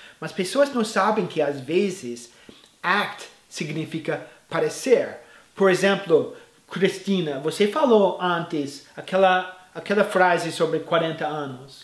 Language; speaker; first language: Portuguese; non-native, fluent; English